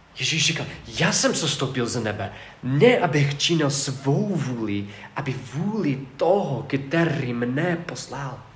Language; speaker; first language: Czech; non-native, fluent; English